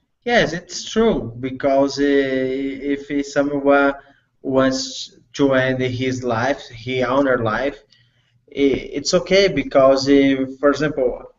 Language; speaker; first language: English; non-native, learner; Portuguese